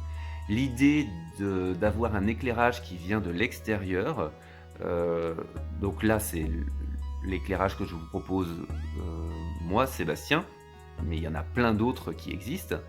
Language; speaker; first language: French; native; French